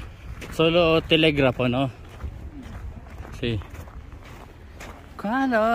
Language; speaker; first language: Spanish; non-native, learner; Filipino